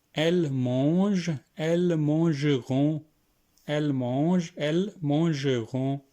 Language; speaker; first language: French; non-native, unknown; Hindi